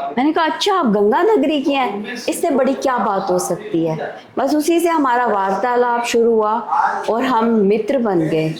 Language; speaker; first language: Hindi; native; Hindi